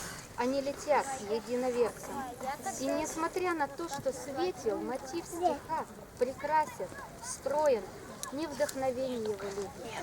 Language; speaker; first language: Russian; native; Russian